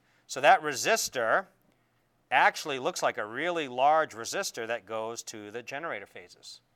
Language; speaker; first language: English; native; English